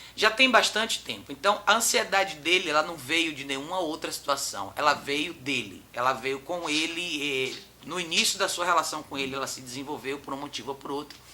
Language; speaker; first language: Portuguese; native; Portuguese